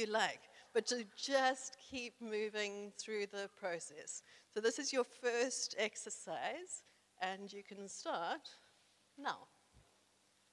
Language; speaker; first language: English; native; English